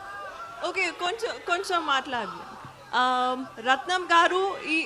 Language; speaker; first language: Telugu; non-native, learner; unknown